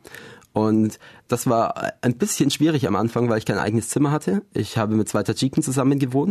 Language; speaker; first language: German; native; German